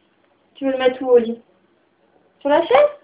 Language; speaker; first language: French; native; French